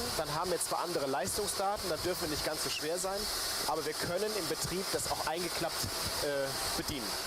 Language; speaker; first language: German; native; German